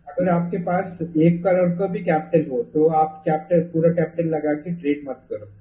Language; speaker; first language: Hindi; non-native, local second language; Kannada